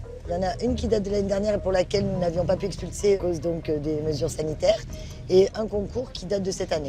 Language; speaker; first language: French; native; French